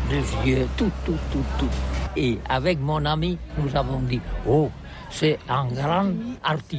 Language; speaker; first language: French; non-native, learner; Catalan